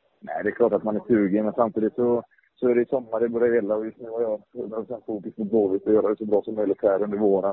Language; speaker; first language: Swedish; native; Swedish